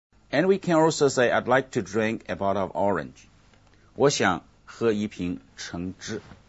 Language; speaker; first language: English; non-native, fluent; Chinese